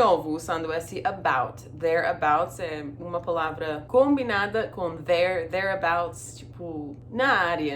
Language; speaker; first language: Portuguese; non-native, fluent; English